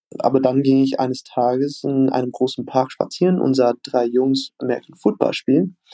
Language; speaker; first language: German; non-native, fluent; English